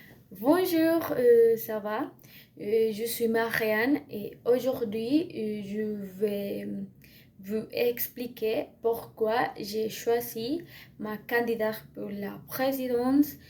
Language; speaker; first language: French; non-native, learner; Spanish